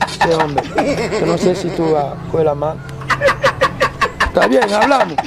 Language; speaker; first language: Spanish; non-native, learner; Haitian Creole